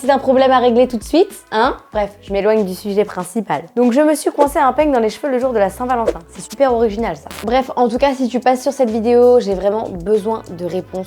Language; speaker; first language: French; native; French